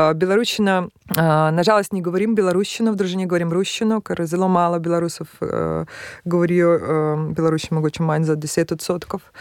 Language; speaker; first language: Slovenian; non-native, fluent; Russian